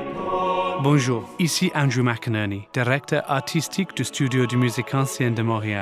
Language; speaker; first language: French; non-native, fluent; English